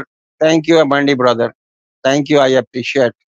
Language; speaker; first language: English; non-native, learner; Urdu